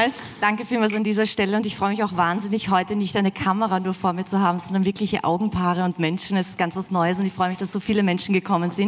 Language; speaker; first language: German; native; German